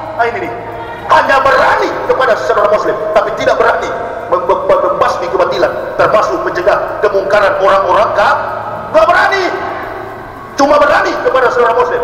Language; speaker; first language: Indonesian; native; Indonesian